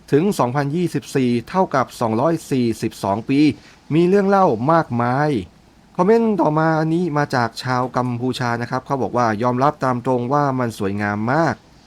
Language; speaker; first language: Thai; native; Thai